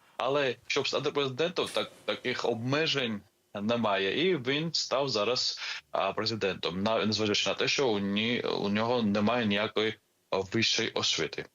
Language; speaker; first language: Ukrainian; non-native, fluent; Georgian